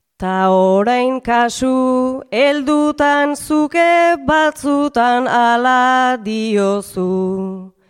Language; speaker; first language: Basque; native; Basque